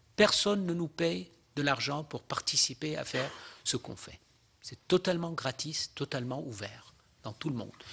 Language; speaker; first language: French; non-native, local second language; Arabic